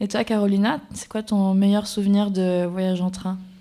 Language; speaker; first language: French; native; French